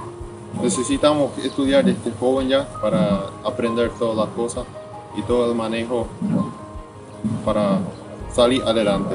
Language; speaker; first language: Spanish; non-native, local second language; Plautdietsch